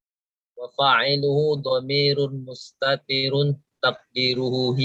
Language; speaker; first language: Arabic; non-native, learner; Indonesian